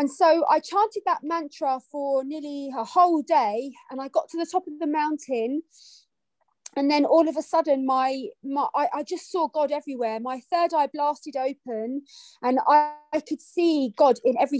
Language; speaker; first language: English; native; English